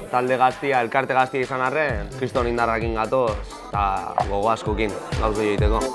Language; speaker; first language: Basque; native; Basque